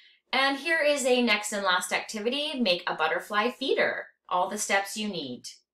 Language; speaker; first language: English; native; English